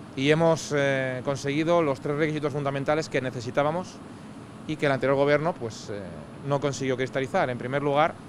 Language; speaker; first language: Spanish; native; Spanish